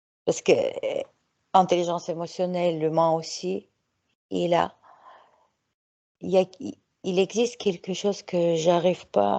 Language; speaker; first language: French; non-native, fluent; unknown